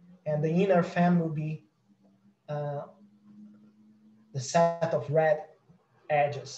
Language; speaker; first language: English; non-native, fluent; Portuguese